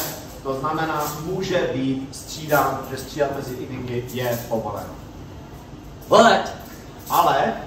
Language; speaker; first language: Czech; native; Czech